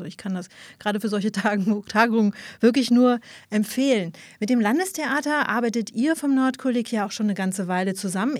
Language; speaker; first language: German; native; German